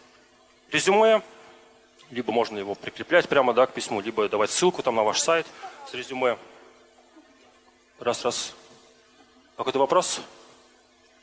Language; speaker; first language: Russian; native; Russian